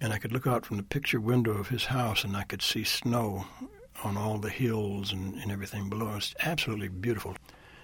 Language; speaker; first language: English; native; English